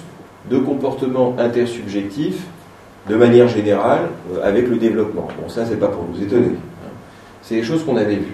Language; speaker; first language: French; native; French